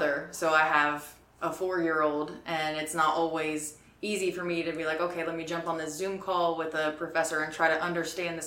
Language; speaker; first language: English; native; English